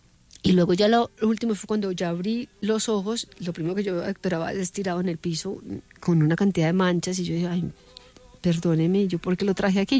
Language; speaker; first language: Spanish; native; Spanish